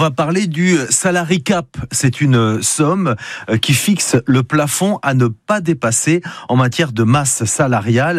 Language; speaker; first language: French; native; French